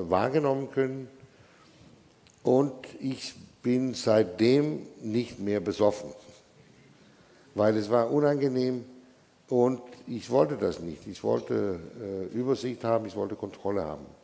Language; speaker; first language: German; non-native, fluent; Danish